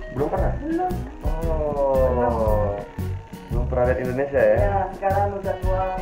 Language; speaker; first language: Indonesian; non-native, learner; Amharic